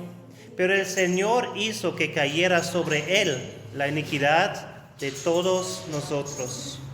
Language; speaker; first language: Spanish; non-native, fluent; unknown